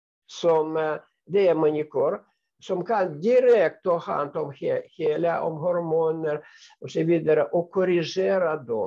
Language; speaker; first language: Swedish; non-native, fluent; Russian